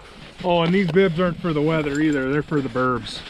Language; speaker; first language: English; native; English